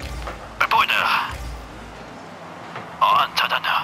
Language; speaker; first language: Norwegian; native; Norwegian